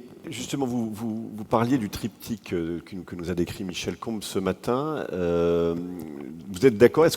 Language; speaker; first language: French; native; French